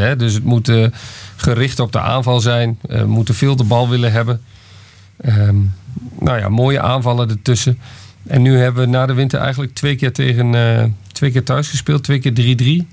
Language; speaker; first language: Dutch; native; Dutch